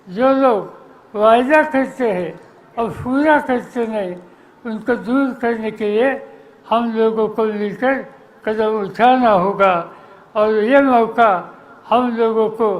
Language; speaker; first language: Hindi; non-native, local second language; Marathi